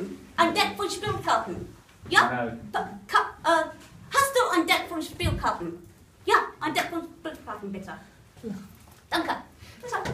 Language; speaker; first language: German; non-native, learner; English